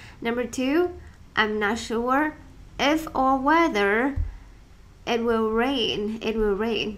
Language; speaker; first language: English; non-native, fluent; Vietnamese